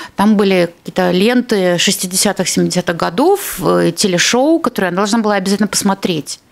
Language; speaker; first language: Russian; native; Russian